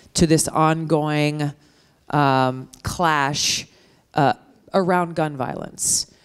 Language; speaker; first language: English; native; English